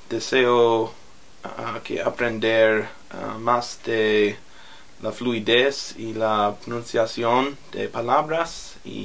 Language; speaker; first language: Spanish; non-native, learner; English